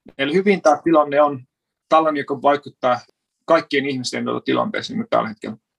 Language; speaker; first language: Finnish; non-native, fluent; Persian